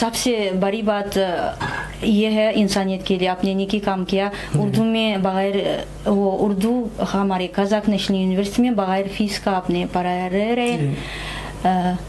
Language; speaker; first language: Hindi; non-native, fluent; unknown